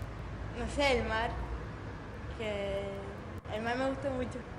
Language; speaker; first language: Spanish; non-native, learner; German